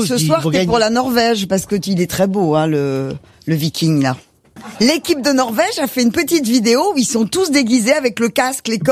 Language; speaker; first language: French; native; French